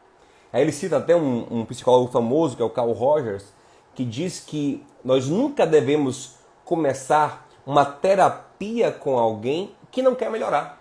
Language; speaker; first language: Portuguese; native; Portuguese